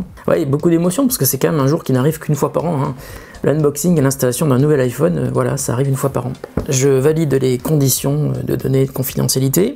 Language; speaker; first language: French; native; French